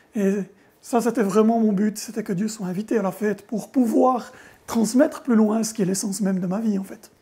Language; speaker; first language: French; native; French